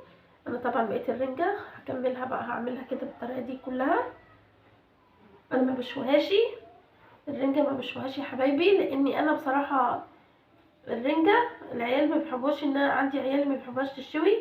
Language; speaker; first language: Arabic; native; Arabic